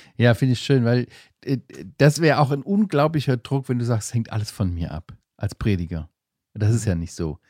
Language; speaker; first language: German; native; German